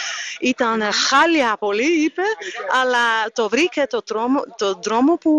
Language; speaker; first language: Greek; non-native, learner; Dutch